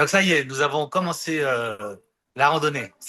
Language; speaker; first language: French; native; French